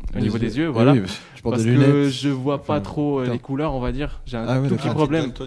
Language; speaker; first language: French; non-native, local second language; Arabic